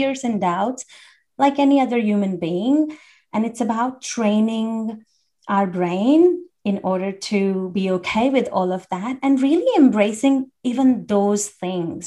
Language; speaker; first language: English; non-native, local second language; Hindi